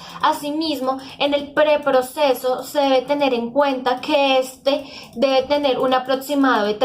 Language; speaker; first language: Spanish; native; Spanish